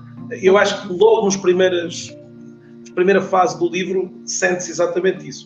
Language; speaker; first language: Portuguese; native; Portuguese